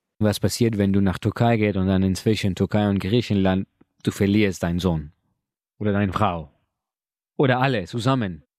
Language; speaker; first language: German; non-native, learner; Persian